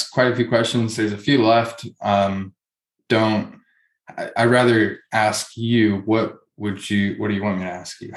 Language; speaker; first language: English; native; English